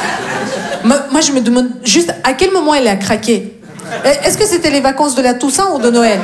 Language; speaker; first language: French; non-native, fluent; Russian